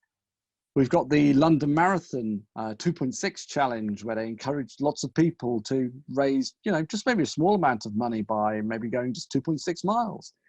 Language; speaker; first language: English; native; English